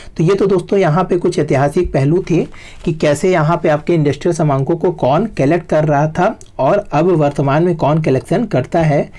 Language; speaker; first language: Hindi; native; Hindi